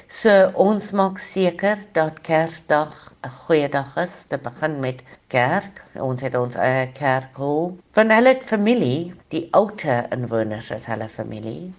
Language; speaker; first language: Afrikaans; non-native, local second language; English